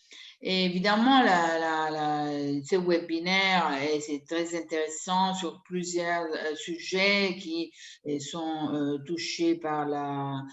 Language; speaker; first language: French; non-native, fluent; Italian